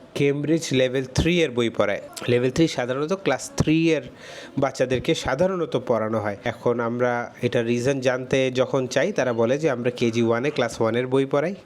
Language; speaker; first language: Bangla; early bilingual, heritage; Bangla